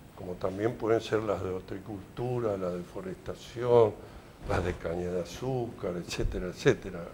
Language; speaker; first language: Spanish; native; Spanish